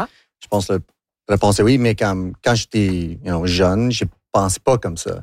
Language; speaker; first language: French; non-native, local second language; English